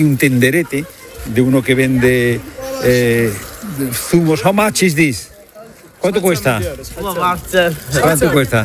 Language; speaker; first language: Spanish; native; Spanish